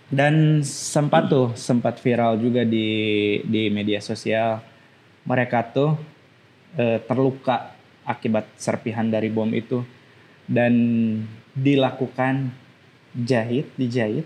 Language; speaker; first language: Indonesian; non-native, local second language; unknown